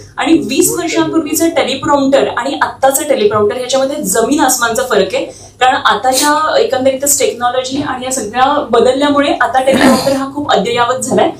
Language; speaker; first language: Marathi; native; Marathi